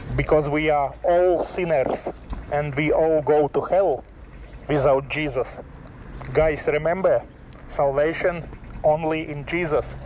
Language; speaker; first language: English; non-native, learner; Latvian